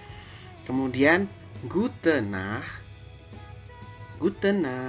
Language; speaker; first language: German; non-native, fluent; Indonesian